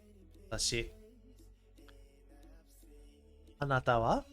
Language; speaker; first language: Japanese; non-native, learner; English